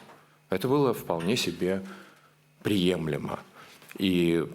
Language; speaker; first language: Russian; native; Russian